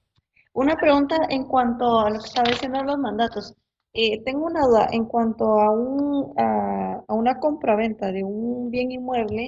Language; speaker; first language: Spanish; native; Spanish